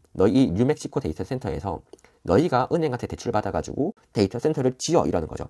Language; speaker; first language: Korean; native; Korean